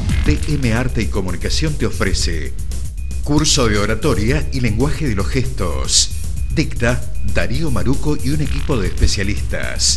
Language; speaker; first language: Spanish; native; Spanish